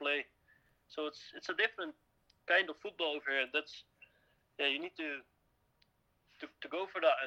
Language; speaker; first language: English; non-native, fluent; Dutch